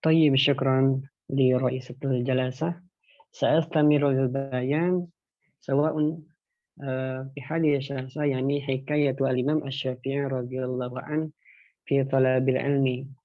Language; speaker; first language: Arabic; non-native, learner; Indonesian